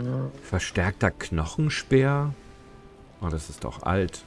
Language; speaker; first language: German; native; German